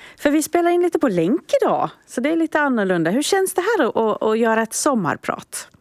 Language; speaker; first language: Swedish; native; Swedish